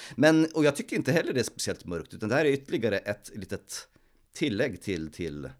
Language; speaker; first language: Swedish; early bilingual, other home language; Polish